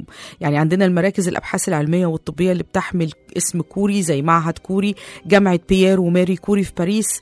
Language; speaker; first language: Arabic; native; Arabic